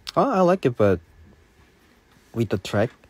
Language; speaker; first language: English; non-native, learner; Korean